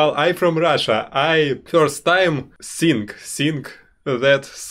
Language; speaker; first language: English; non-native, learner; Russian